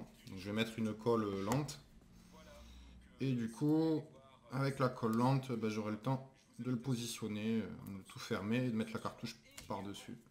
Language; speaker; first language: French; native; French